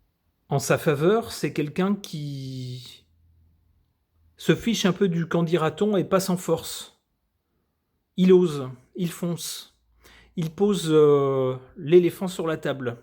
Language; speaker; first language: French; native; French